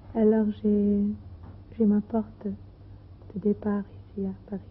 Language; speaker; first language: French; non-native, fluent; Greek